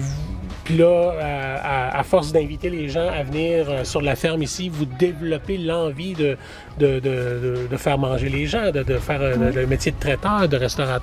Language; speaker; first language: French; native; French